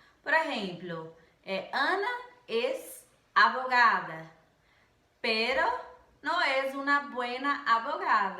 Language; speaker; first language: Spanish; non-native, fluent; Portuguese